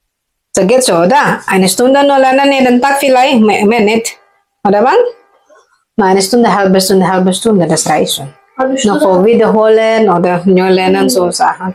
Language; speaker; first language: German; non-native, learner; Indonesian